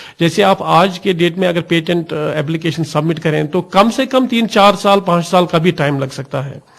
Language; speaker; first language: Urdu; non-native, local second language; Kashmiri